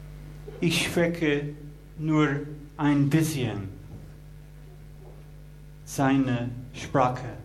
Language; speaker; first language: German; non-native, learner; English